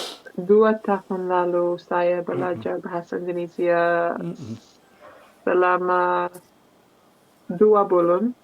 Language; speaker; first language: Indonesian; non-native, learner; English